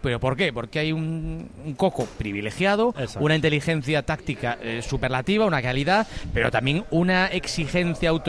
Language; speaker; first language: Spanish; native; Spanish